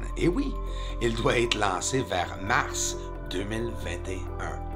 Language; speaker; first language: French; native; French